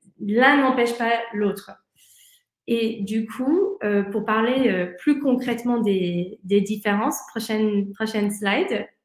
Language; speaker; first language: French; early bilingual, heritage; English